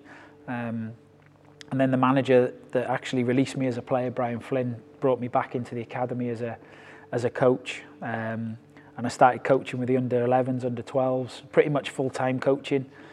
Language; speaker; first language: English; native; English